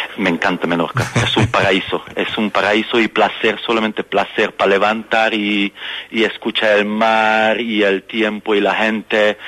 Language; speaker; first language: Spanish; non-native, learner; Hungarian